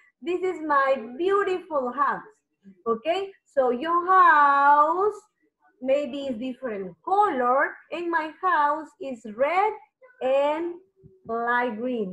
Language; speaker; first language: English; non-native, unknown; Spanish